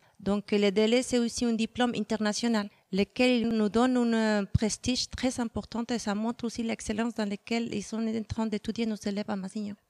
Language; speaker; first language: French; non-native, fluent; Spanish